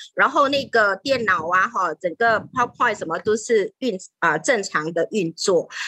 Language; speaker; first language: Chinese; native; Chinese